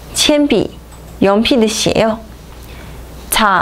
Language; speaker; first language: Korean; non-native, fluent; Chinese